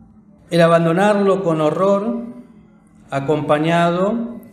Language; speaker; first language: Spanish; native; Spanish